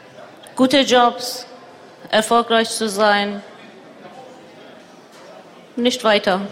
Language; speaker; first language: German; non-native, learner; Persian